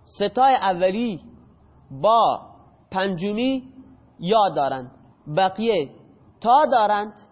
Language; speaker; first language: Persian; non-native, local second language; Baluchi